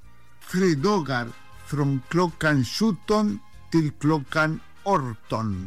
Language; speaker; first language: Swedish; non-native, fluent; Spanish